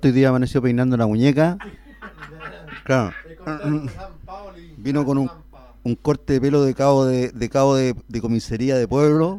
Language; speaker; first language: Spanish; native; Spanish